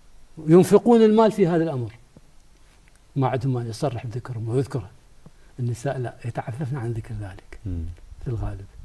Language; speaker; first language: Arabic; native; Arabic